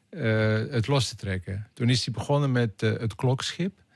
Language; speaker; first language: Dutch; native; Dutch